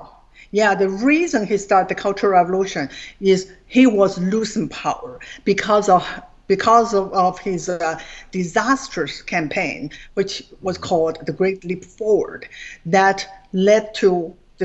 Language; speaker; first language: English; non-native, fluent; Chinese